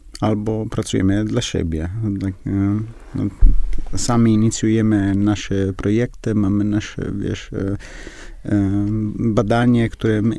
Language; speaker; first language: Polish; non-native, learner; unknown